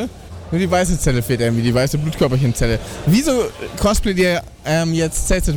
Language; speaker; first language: German; native; German